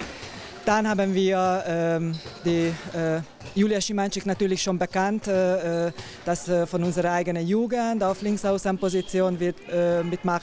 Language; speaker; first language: German; non-native, fluent; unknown